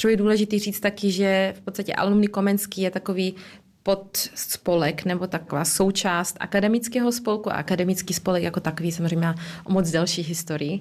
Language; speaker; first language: Czech; early bilingual, heritage; Czech